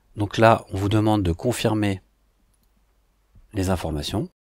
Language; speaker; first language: French; native; French